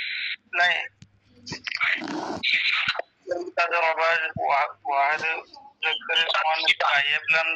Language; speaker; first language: Arabic; non-native, learner; Bangla